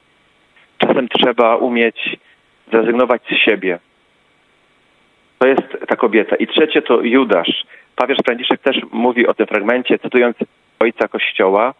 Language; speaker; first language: Polish; native; Polish